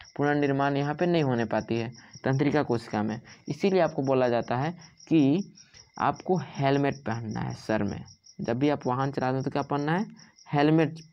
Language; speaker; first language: Hindi; native; Hindi